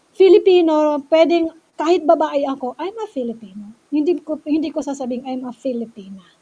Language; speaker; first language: Filipino; native; Filipino